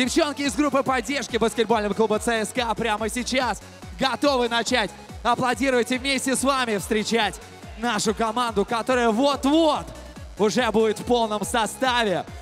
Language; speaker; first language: Russian; native; Russian